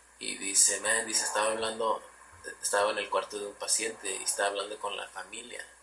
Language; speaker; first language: Spanish; early bilingual, heritage; Spanish